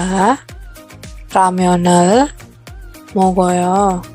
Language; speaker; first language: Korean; non-native, learner; Indonesian